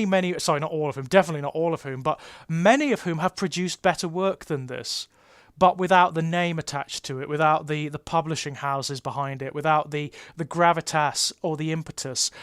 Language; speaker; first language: English; native; English